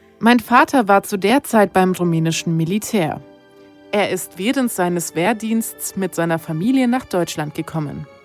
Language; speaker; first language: German; early bilingual, other home language; Romanian